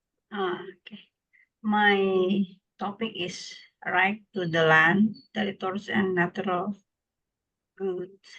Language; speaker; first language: English; non-native, learner; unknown